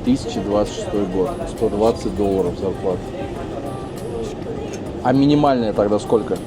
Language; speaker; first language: Russian; native; Russian